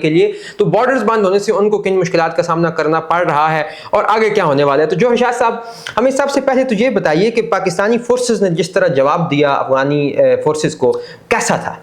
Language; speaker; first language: Urdu; native; Urdu